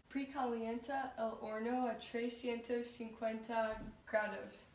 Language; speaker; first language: Spanish; non-native, learner; English